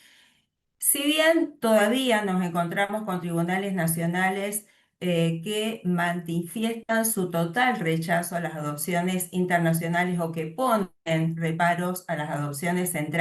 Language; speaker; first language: Spanish; native; Spanish